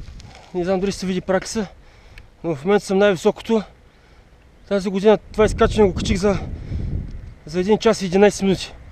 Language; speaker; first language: Bulgarian; native; Bulgarian